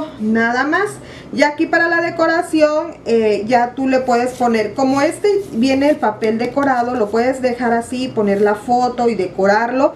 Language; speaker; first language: Spanish; native; Spanish